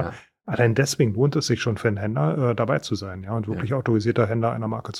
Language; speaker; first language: German; native; German